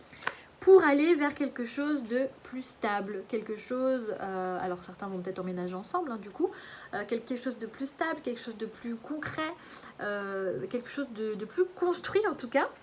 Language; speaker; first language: French; native; French